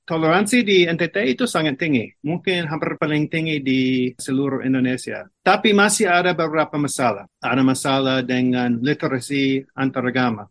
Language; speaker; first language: Malay; non-native, fluent; English